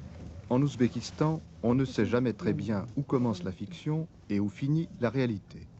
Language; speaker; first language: French; native; French